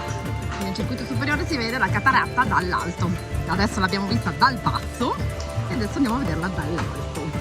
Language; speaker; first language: Italian; native; Italian